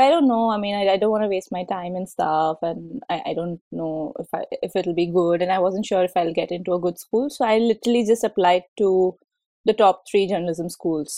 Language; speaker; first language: English; non-native, local second language; Hindi